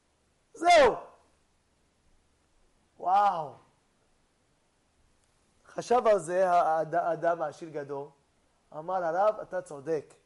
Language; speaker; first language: Hebrew; non-native, fluent; English